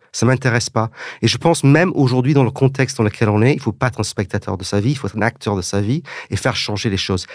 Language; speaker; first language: French; early bilingual, heritage; English